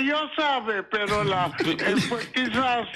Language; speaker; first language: Spanish; non-native, learner; Papiamento